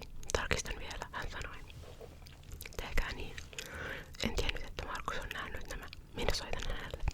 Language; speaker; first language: Finnish; native; Finnish